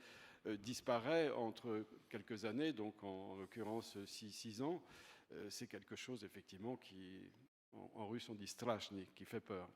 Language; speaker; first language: French; native; French